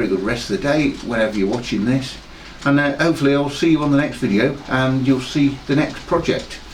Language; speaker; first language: English; native; English